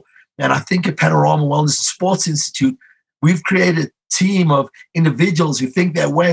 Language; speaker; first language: English; native; English